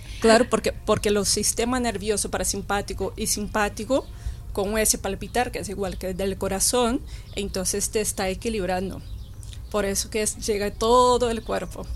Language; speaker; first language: Spanish; non-native, fluent; Portuguese